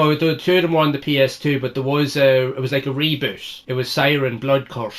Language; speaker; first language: English; native; English